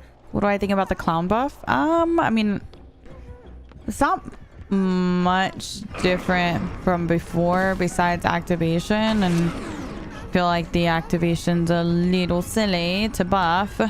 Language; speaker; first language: English; early bilingual, heritage; Spanish